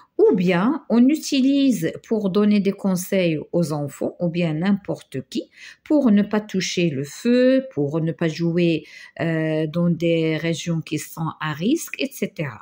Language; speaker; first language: French; non-native, local second language; Arabic